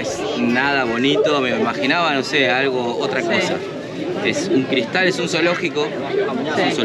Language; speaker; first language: Spanish; native; Spanish